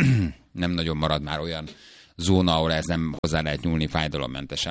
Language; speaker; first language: Hungarian; native; Hungarian